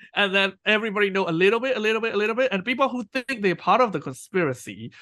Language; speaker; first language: English; non-native, fluent; Burmese